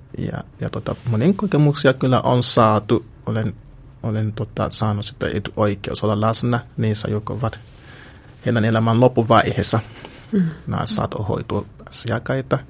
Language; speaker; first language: Finnish; non-native, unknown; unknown